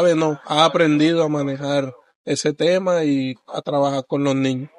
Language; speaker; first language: Spanish; native; Spanish